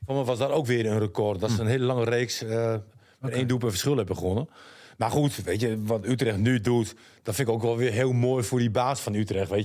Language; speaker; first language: Dutch; native; Dutch